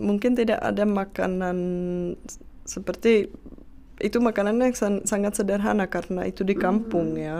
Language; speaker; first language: Indonesian; non-native, fluent; Czech